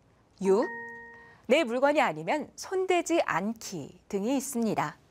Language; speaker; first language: Korean; native; Korean